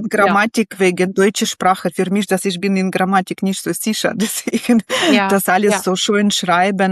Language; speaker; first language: German; non-native, learner; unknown